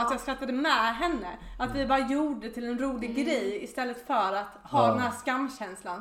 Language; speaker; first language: Swedish; native; Swedish